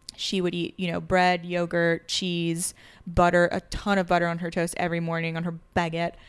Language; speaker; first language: English; early bilingual, other home language; French